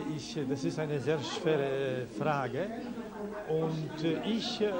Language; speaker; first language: German; non-native, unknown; Polish